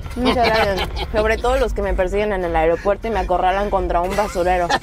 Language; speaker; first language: Spanish; native; Spanish